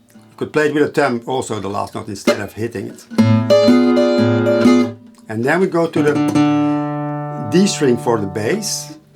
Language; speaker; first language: English; non-native, fluent; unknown